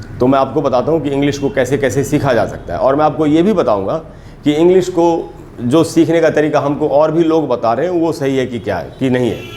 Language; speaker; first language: Hindi; native; Hindi